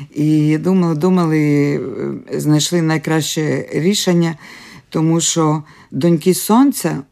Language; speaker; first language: Ukrainian; early bilingual, other home language; Latvian